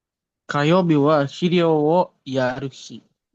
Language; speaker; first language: Japanese; non-native, learner; Indonesian